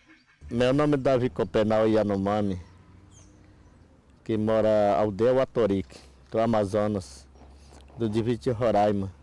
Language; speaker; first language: Portuguese; non-native, local second language; Yanomámi